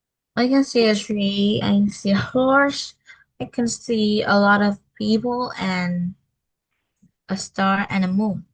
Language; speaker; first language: English; non-native, learner; Vietnamese